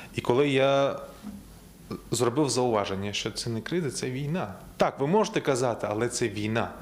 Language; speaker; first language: Ukrainian; native; Ukrainian